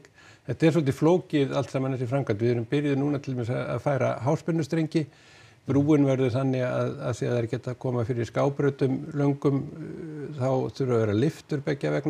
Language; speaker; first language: Icelandic; native; Icelandic